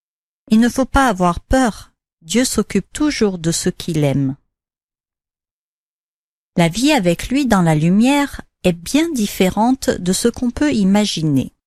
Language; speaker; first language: French; native; French